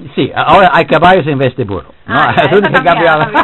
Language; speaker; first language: Spanish; non-native, fluent; English